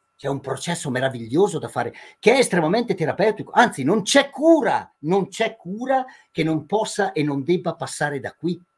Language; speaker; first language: Italian; native; Italian